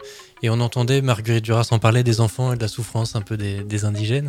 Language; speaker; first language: French; native; French